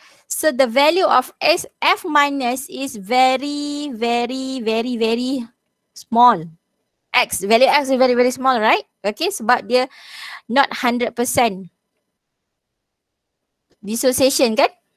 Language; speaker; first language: English; non-native, local second language; Malay